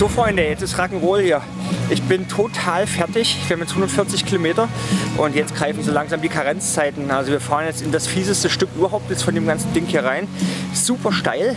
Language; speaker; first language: German; native; German